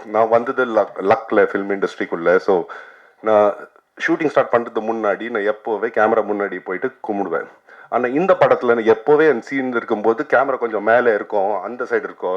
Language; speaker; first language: Tamil; non-native, local second language; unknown